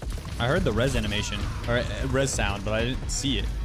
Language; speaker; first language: English; native; English